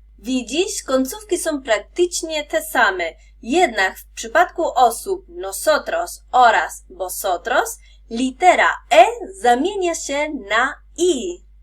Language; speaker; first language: Polish; non-native, fluent; Spanish